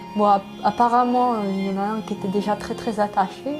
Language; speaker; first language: French; native; French